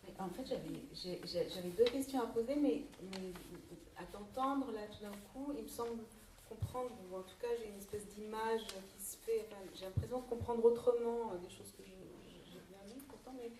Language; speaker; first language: French; native; French